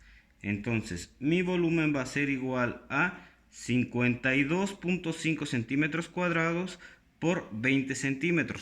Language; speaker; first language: Spanish; native; Spanish